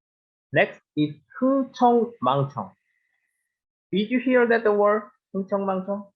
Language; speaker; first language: English; non-native, learner; Korean